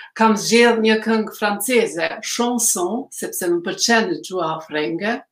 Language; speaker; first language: Albanian; early bilingual, heritage; Albanian